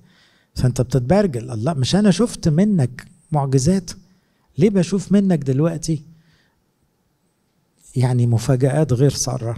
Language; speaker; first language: Arabic; native; Arabic